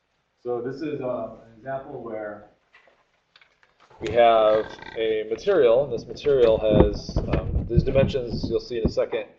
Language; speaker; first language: English; native; English